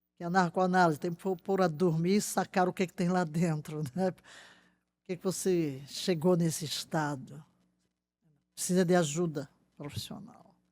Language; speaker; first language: Portuguese; native; Portuguese